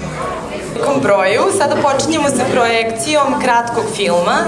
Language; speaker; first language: Serbian; native; Serbian